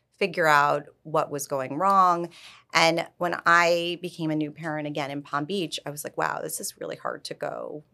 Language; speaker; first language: English; native; English